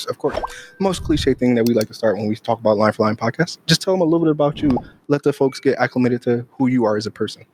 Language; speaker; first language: English; native; English